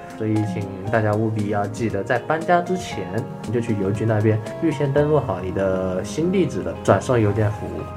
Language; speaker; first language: Chinese; native; Chinese